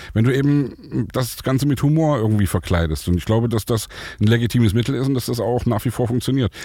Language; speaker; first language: German; native; German